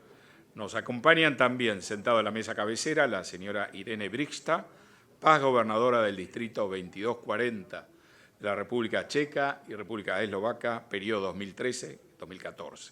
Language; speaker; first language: Spanish; native; Spanish